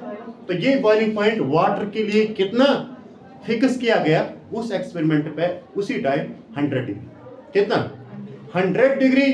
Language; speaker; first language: Hindi; non-native, local second language; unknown